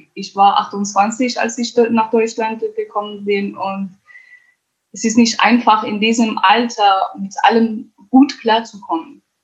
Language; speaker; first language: German; non-native, fluent; Kurdish